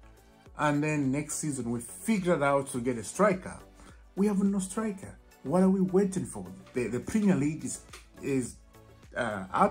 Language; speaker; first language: English; non-native, fluent; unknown